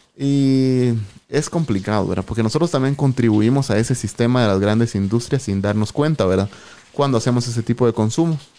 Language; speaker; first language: Spanish; native; Spanish